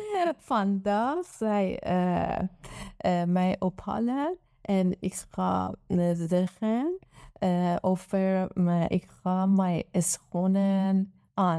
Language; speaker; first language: Dutch; non-native, learner; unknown